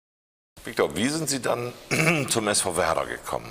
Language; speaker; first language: German; native; German